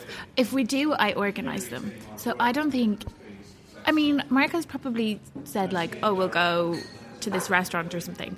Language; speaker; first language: English; native; English